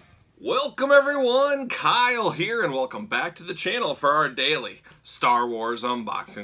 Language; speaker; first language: English; native; English